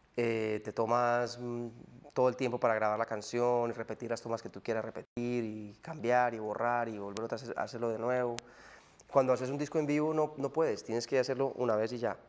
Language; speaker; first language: Spanish; native; Spanish